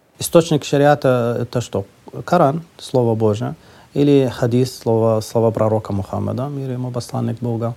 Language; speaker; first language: Russian; non-native, fluent; Persian